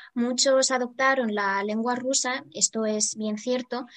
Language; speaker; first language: Spanish; non-native, fluent; Ukrainian